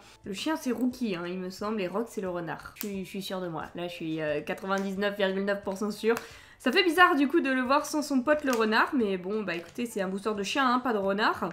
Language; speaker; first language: French; native; French